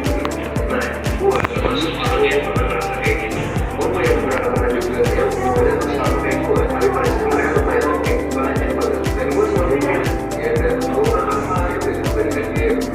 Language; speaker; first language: Indonesian; native; Indonesian